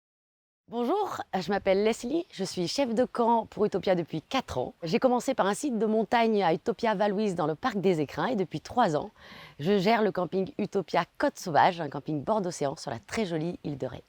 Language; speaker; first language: French; native; French